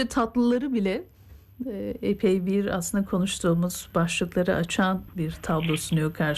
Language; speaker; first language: Turkish; native; Turkish